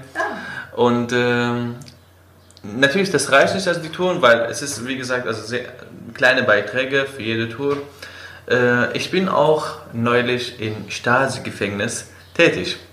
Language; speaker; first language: German; non-native, fluent; Kurdish